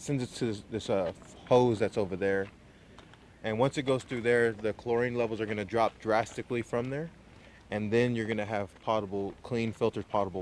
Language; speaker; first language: English; native; English